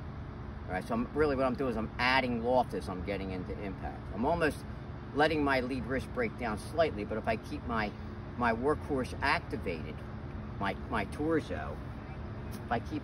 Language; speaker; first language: English; native; English